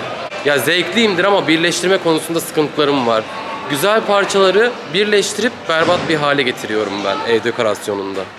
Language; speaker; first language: Turkish; native; Turkish